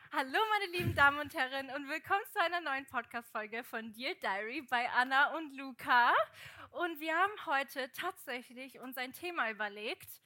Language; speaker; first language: German; early bilingual, other home language; Portuguese